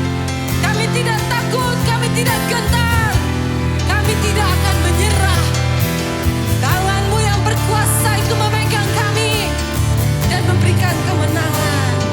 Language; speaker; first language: Indonesian; native; Indonesian